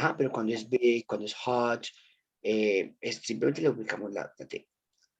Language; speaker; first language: Spanish; native; Spanish